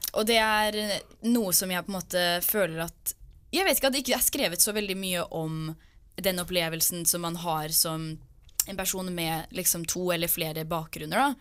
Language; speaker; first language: Norwegian; early bilingual, other home language; English